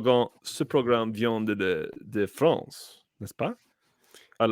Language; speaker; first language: French; non-native, learner; English